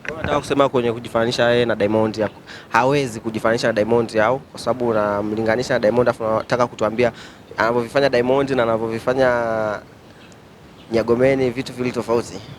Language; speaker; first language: Swahili; native; Swahili